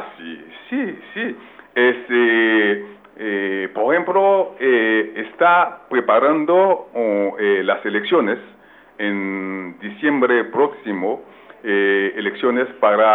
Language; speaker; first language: Spanish; non-native, local second language; Haitian Creole